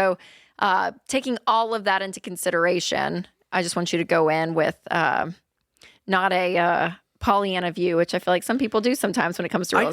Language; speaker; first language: English; native; English